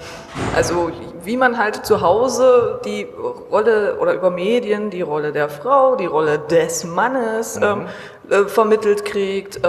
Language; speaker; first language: German; native; German